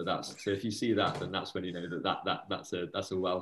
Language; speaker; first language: English; native; English